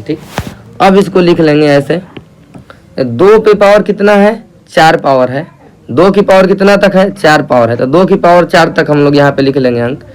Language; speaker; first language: Hindi; native; Hindi